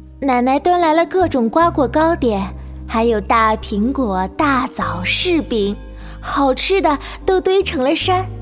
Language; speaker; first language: Chinese; native; Chinese